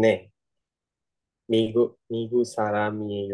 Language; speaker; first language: Korean; non-native, learner; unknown